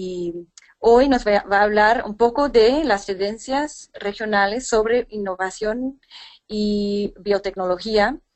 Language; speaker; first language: Spanish; non-native, fluent; English